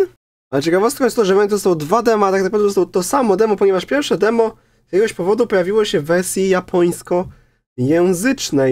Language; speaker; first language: Polish; native; Polish